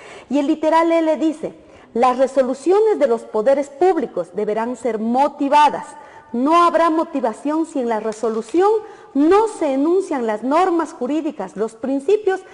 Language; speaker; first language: Spanish; native; Spanish